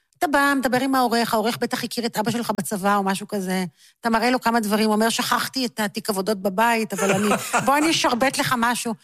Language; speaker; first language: Hebrew; native; Hebrew